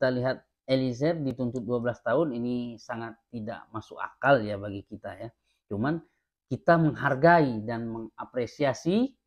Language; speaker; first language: Indonesian; native; Indonesian